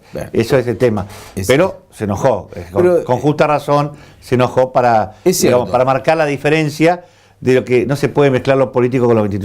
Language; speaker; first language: Spanish; native; Spanish